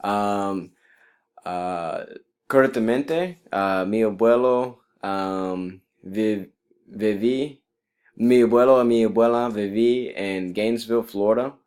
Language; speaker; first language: Spanish; non-native, learner; English